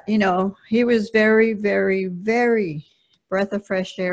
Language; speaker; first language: English; early bilingual, other home language; Spanish